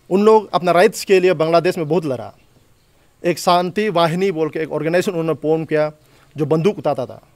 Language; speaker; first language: Hindi; non-native, local second language; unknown